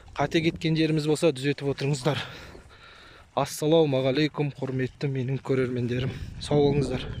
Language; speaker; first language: Kazakh; native; Kazakh